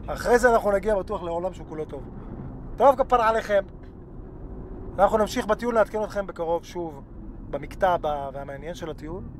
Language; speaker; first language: Hebrew; native; Hebrew